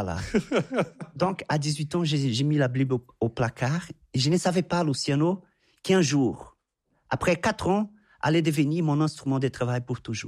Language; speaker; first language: French; non-native, fluent; Portuguese